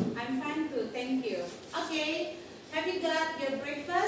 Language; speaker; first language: English; non-native, fluent; Indonesian